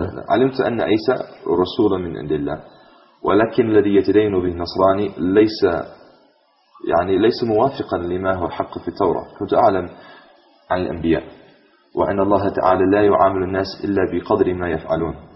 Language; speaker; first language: Arabic; non-native, fluent; English